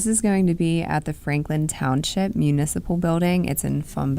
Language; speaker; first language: English; native; English